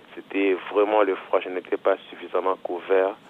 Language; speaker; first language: French; non-native, local second language; Lingala